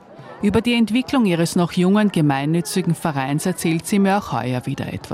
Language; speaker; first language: German; native; German